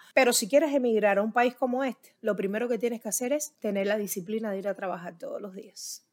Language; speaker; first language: Spanish; native; Spanish